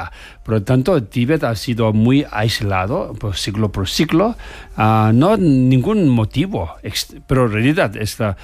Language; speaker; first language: Spanish; non-native, learner; Tibetan